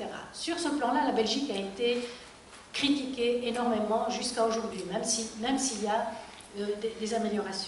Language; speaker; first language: French; native; French